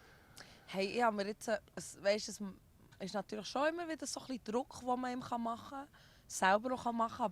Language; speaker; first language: German; early bilingual, other home language; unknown